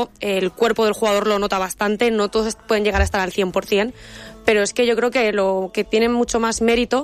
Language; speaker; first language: Spanish; native; Spanish